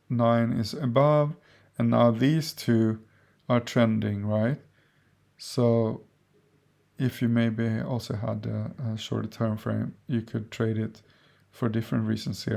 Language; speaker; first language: English; non-native, fluent; Swedish